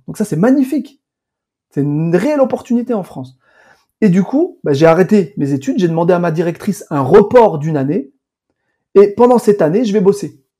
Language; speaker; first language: French; early bilingual, other home language; Arabic